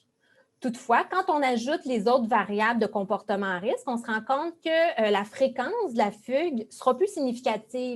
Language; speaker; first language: French; native; French